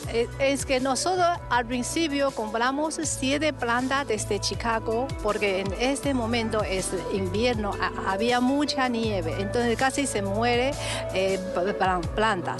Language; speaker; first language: Spanish; non-native, learner; Chinese